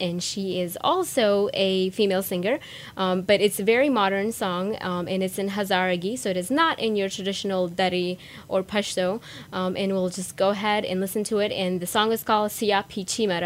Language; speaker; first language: English; early bilingual, other home language; Persian